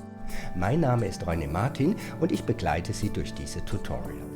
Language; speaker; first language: German; native; German